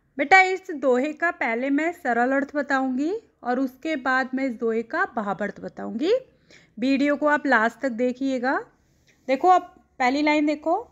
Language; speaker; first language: Hindi; native; Hindi